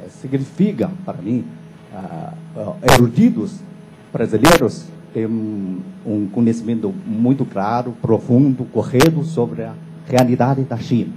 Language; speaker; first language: Portuguese; non-native, fluent; Chinese